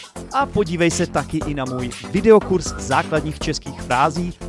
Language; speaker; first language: Czech; native; Czech